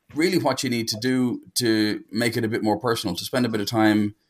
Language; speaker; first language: English; native; English